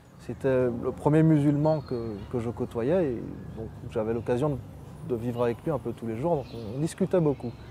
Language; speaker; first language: French; native; French